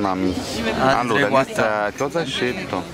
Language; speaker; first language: Italian; native; Italian